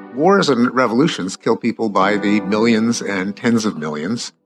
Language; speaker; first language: English; native; English